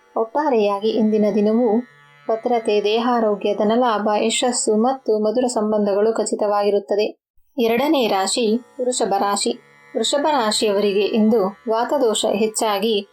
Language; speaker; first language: Kannada; native; Kannada